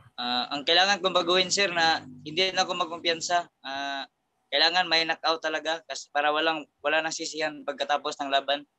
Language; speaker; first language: Filipino; non-native, local second language; Cebuano